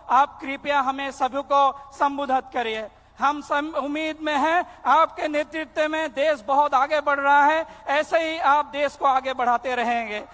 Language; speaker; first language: Hindi; non-native, local second language; Assamese